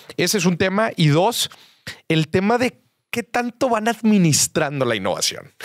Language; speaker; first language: Spanish; native; Spanish